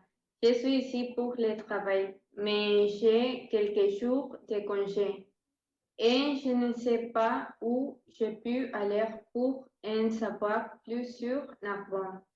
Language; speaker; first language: French; non-native, learner; Spanish